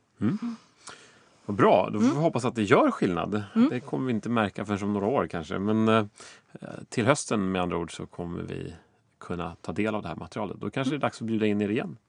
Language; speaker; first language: Swedish; native; Swedish